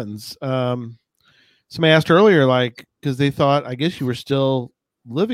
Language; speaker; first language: English; native; English